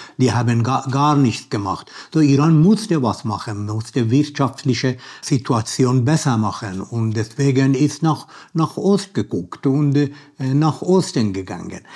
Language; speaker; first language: German; non-native, learner; Persian